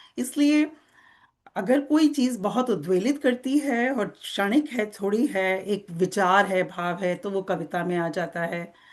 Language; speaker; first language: Hindi; native; Hindi